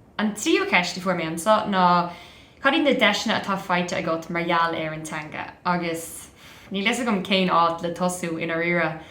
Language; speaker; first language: Irish; non-native, local second language; English